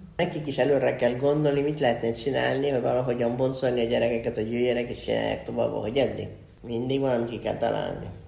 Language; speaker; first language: Hungarian; early bilingual, heritage; Hungarian